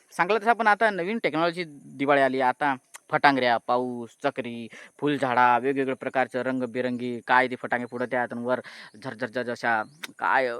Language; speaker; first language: Marathi; native; Marathi